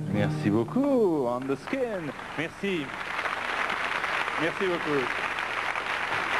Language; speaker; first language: French; native; French